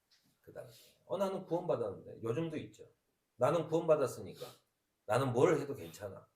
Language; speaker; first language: Korean; native; Korean